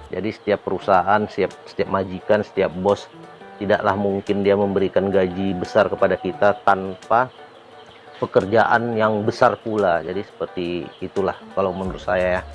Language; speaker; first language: Indonesian; native; Indonesian